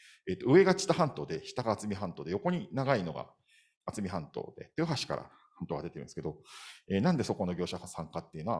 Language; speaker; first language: Japanese; native; Japanese